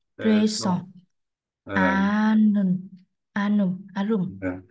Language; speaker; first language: Korean; non-native, learner; Vietnamese